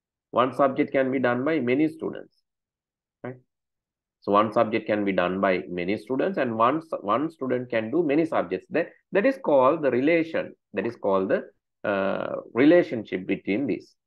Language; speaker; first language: English; non-native, local second language; Sinhala